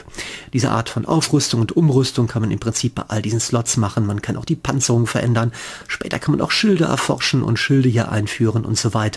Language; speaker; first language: German; native; German